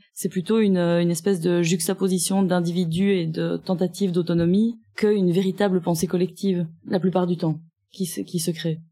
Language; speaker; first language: French; native; French